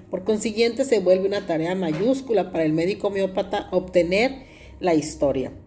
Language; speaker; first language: Spanish; native; Spanish